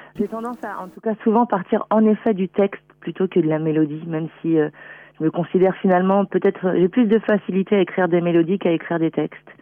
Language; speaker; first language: French; native; French